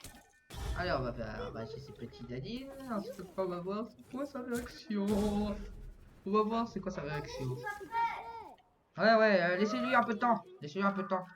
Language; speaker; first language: French; native; French